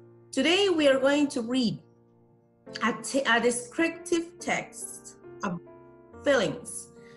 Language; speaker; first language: English; non-native, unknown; Spanish